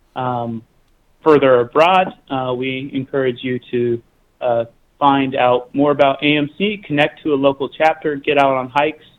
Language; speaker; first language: English; native; English